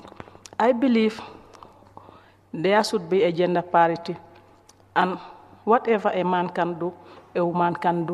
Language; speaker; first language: English; non-native, local second language; Mandingo